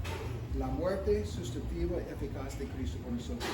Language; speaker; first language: Spanish; non-native, fluent; English